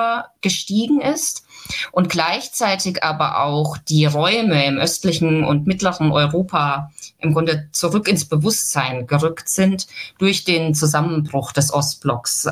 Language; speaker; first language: German; native; German